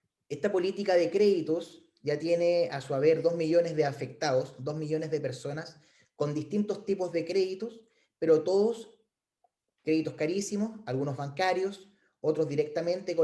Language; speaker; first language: Spanish; native; Spanish